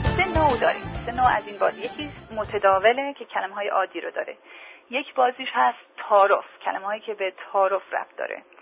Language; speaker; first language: Persian; early bilingual, heritage; English